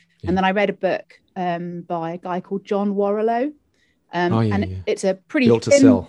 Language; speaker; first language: English; native; English